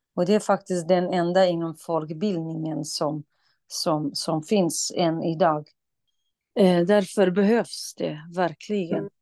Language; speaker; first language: Swedish; non-native, fluent; Kurdish